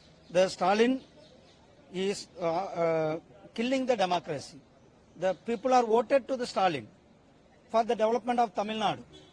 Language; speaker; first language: English; non-native, local second language; Tamil